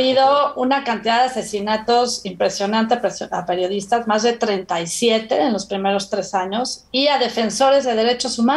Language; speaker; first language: Spanish; native; Spanish